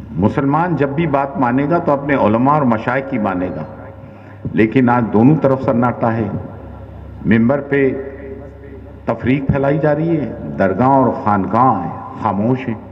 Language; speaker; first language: Urdu; native; Urdu